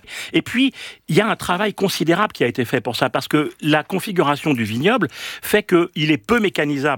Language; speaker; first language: French; native; French